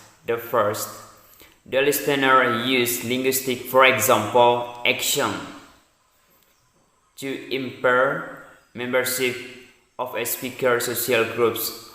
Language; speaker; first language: English; non-native, learner; Indonesian